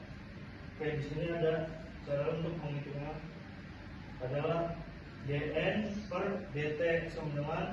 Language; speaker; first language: Indonesian; native; Indonesian